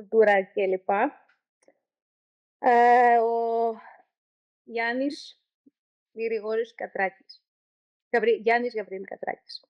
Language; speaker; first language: Greek; non-native, learner; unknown